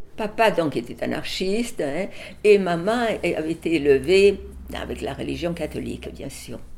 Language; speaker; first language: French; early bilingual, other home language; Catalan